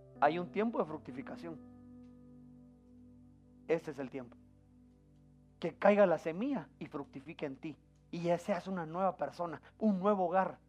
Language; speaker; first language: Spanish; native; Spanish